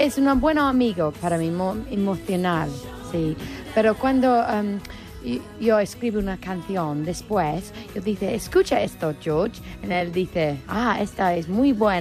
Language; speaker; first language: Spanish; non-native, learner; English